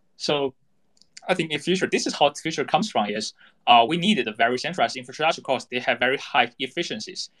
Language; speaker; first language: English; non-native, fluent; Chinese